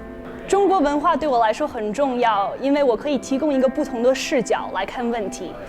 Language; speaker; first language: Chinese; early bilingual, heritage; Chinese